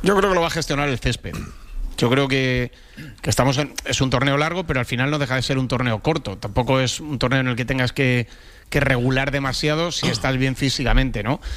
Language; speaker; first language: Spanish; native; Spanish